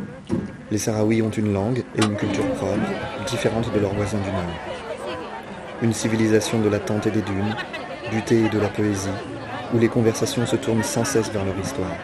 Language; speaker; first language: French; native; French